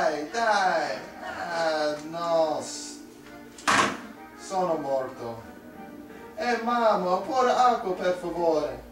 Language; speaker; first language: Italian; non-native, learner; English